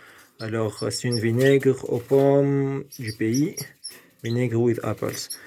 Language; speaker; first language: French; non-native, local second language; Arabic